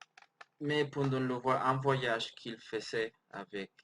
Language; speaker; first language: French; non-native, learner; Spanish